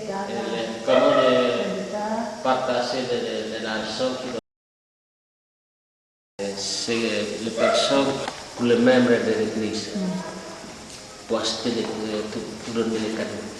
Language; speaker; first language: French; non-native, learner; Indonesian